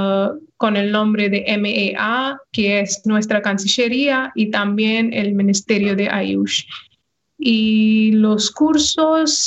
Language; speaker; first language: Spanish; non-native, fluent; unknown